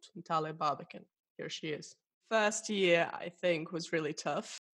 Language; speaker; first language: English; non-native, fluent; Russian